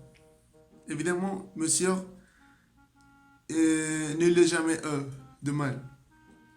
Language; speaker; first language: French; non-native, learner; Spanish